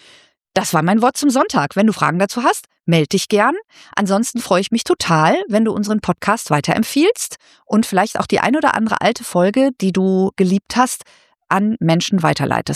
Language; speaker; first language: German; native; German